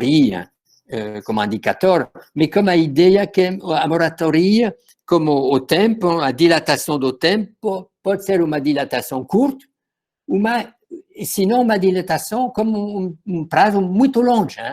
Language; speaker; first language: Portuguese; non-native, fluent; French